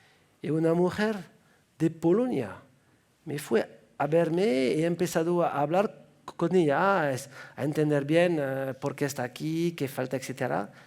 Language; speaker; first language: Spanish; non-native, fluent; French